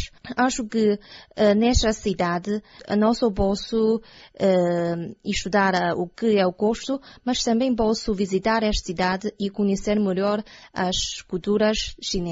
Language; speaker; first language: Portuguese; non-native, learner; Chinese